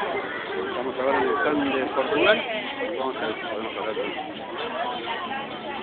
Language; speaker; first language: Spanish; native; Spanish